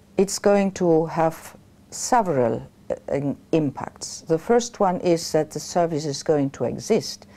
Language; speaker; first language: English; non-native, fluent; Luxembourgish